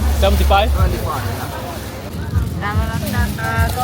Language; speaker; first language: Korean; native; Korean